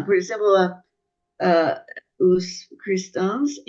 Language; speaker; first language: Portuguese; non-native, fluent; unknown